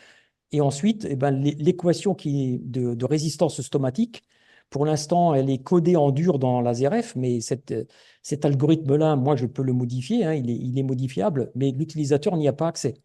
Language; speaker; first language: French; native; French